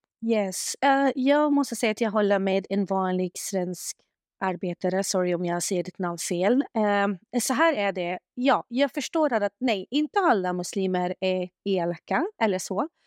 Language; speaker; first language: Swedish; non-native, fluent; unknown